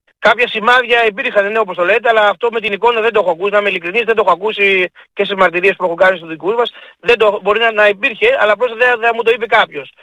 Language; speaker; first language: Greek; native; Greek